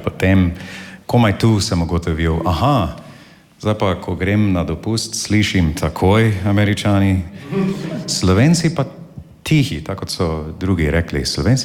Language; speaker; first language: Slovenian; non-native, learner; English